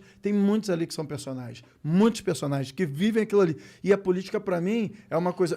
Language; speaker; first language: Portuguese; native; Portuguese